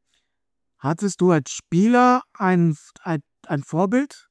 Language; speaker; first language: German; native; German